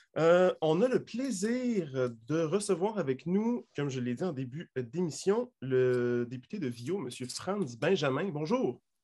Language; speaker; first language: French; native; French